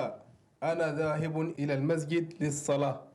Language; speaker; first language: Arabic; non-native, learner; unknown